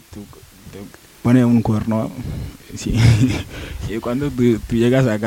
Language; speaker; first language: Spanish; non-native, learner; Wolof